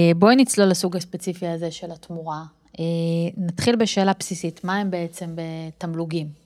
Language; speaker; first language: Hebrew; native; Hebrew